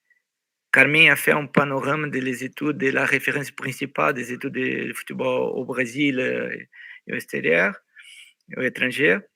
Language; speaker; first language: French; non-native, fluent; Portuguese